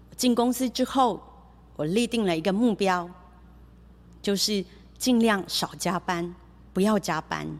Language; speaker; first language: Chinese; early bilingual, heritage; Chinese